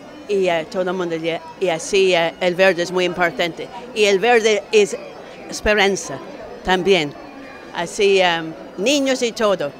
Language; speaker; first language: Spanish; non-native, fluent; English